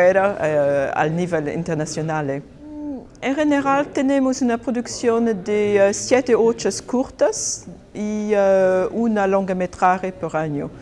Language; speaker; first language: Spanish; non-native, fluent; Portuguese